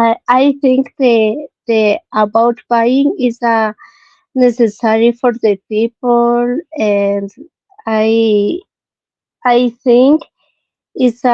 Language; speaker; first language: English; non-native, learner; Spanish